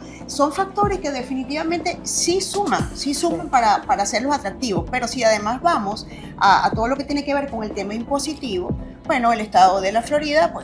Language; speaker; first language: Spanish; native; Spanish